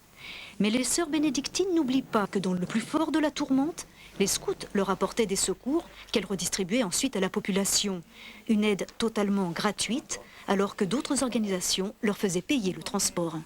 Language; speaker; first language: French; native; French